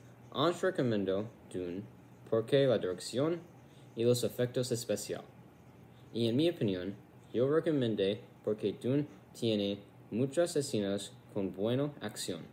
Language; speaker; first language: Spanish; non-native, learner; English